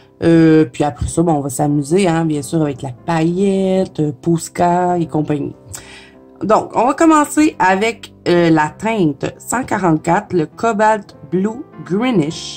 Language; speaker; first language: French; native; French